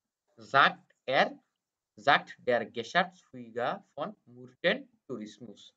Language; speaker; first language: German; non-native, fluent; Bangla